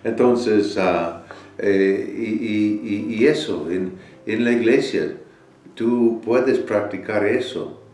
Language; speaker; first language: Spanish; non-native, fluent; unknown